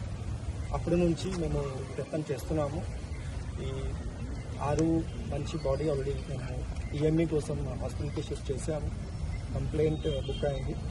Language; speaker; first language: Telugu; non-native, learner; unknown